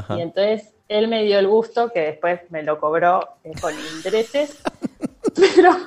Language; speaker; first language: Spanish; native; Spanish